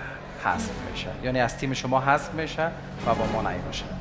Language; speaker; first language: Persian; native; Persian